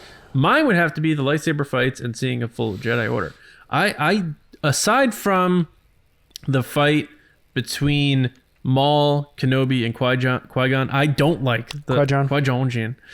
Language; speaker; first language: English; native; English